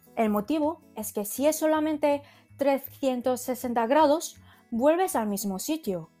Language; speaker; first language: Spanish; non-native, fluent; Korean